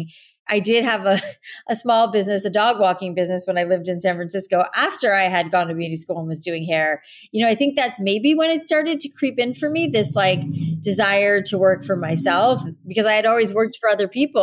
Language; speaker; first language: English; native; English